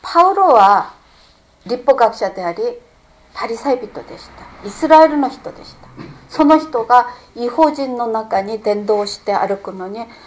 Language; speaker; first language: Japanese; non-native, fluent; Korean